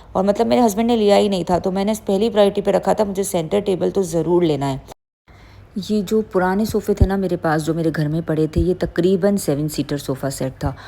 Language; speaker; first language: Urdu; native; Urdu